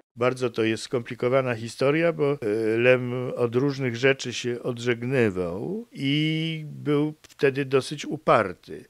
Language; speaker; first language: Polish; native; Polish